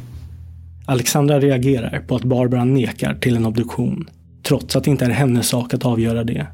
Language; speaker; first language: Swedish; native; Swedish